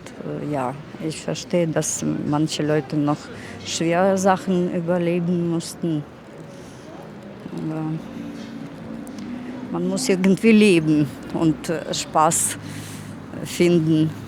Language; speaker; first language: German; non-native, fluent; Russian